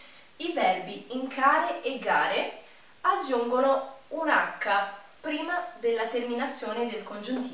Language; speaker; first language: Italian; non-native, fluent; Portuguese